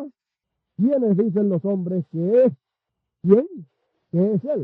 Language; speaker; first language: Spanish; native; Spanish